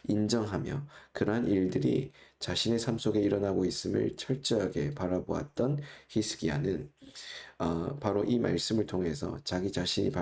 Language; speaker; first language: Korean; native; Korean